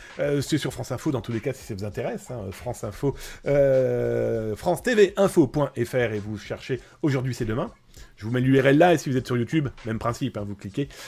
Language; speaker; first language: French; native; French